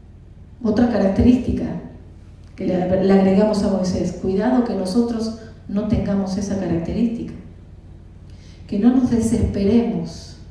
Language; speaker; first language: Spanish; native; Spanish